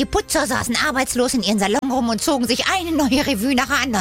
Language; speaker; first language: German; native; German